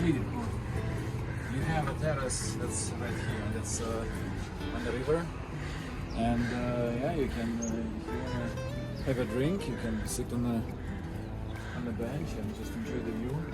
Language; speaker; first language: English; non-native, fluent; Russian